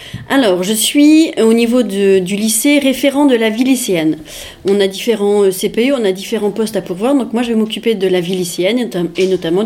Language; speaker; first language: French; native; French